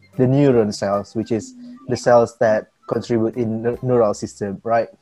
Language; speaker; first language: English; non-native, fluent; Indonesian